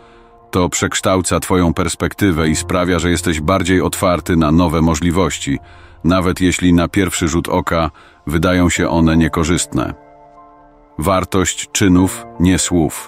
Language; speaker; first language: Polish; native; Polish